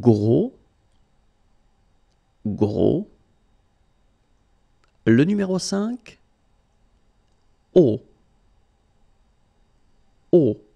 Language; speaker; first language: French; native; French